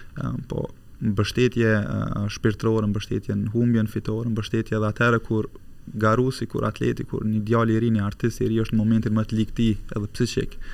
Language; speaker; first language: Albanian; native; Albanian